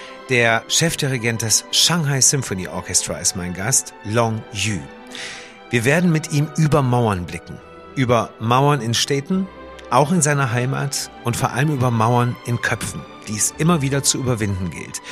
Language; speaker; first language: German; native; German